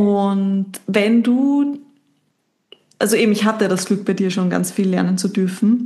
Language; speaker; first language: German; native; German